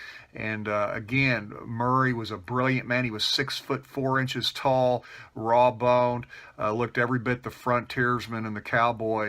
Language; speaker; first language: English; native; English